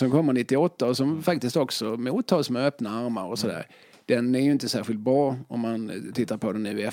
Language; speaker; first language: Swedish; native; Swedish